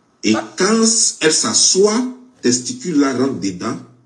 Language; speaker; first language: French; non-native, local second language; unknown